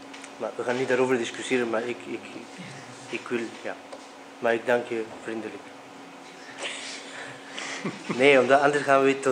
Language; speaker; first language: Dutch; non-native, fluent; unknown